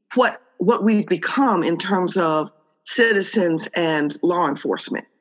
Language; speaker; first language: English; native; English